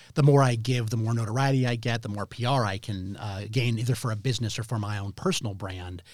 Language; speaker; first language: English; native; English